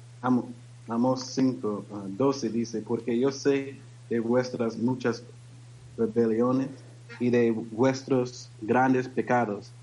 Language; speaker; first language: Spanish; non-native, learner; English